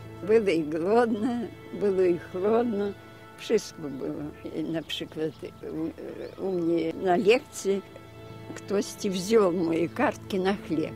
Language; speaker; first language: Polish; early bilingual, heritage; Polish